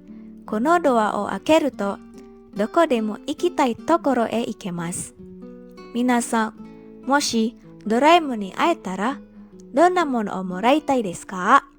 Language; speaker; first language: Japanese; non-native, learner; Indonesian